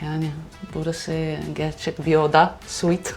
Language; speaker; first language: Turkish; non-native, learner; Russian